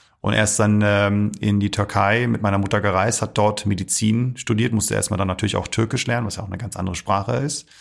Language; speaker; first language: German; early bilingual, other home language; Arabic